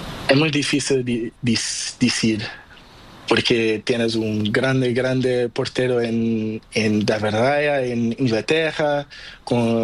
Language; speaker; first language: Spanish; non-native, learner; Portuguese